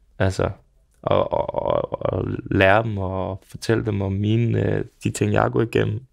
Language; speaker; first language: Danish; early bilingual, other home language; Serbian